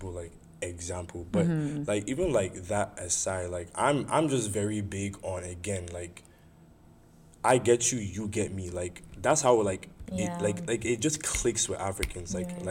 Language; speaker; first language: English; non-native, local second language; Igbo